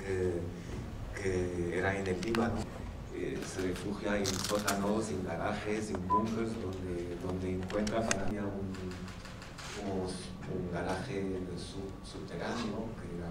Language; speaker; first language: Spanish; non-native, fluent; Armenian